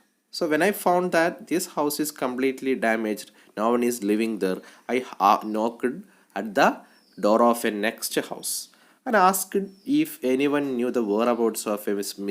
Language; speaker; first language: English; non-native, local second language; Malayalam